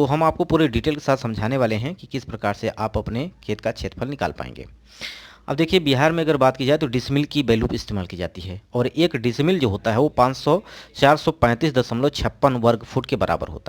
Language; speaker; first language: Hindi; native; Hindi